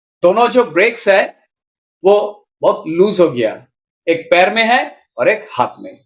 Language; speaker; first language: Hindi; non-native, local second language; Bangla